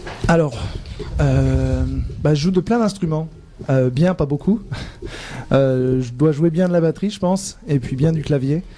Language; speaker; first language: French; native; French